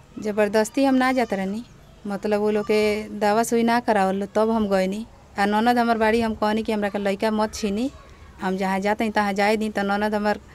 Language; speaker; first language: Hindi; native; Hindi